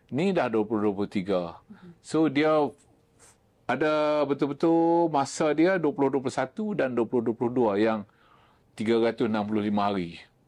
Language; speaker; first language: Malay; native; Malay